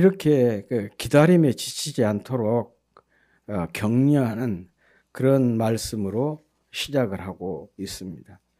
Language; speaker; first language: Korean; native; Korean